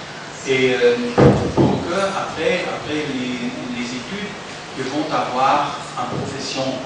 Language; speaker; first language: French; non-native, fluent; German